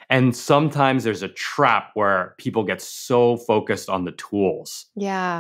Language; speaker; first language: English; native; English